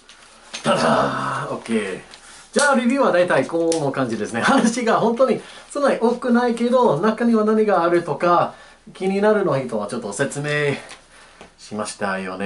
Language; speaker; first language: Japanese; non-native, learner; English